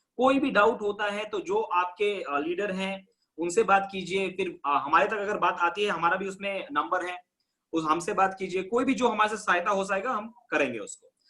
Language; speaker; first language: Hindi; native; Hindi